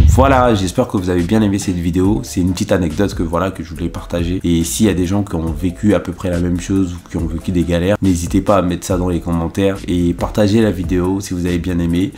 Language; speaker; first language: French; early bilingual, other home language; Bambara